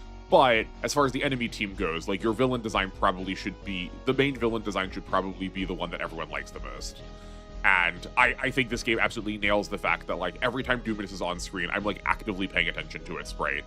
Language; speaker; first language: English; native; English